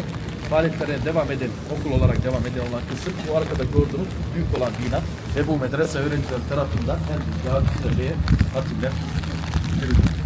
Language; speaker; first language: Turkish; native; Turkish